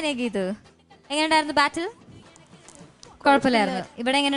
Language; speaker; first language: Malayalam; native; Malayalam